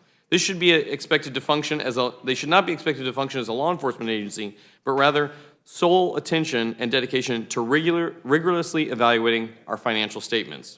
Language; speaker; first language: English; native; English